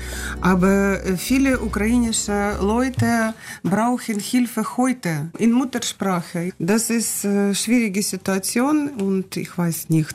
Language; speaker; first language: German; non-native, learner; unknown